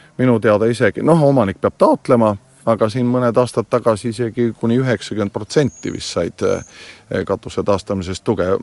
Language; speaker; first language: Estonian; native; Estonian